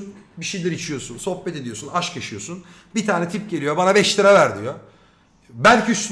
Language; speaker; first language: Turkish; native; Turkish